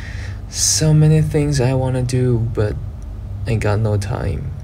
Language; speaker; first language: English; non-native, learner; Thai